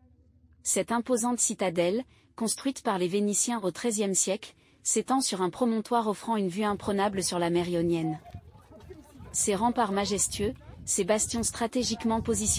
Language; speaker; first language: French; native; French